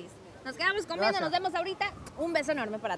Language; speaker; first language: Spanish; native; Spanish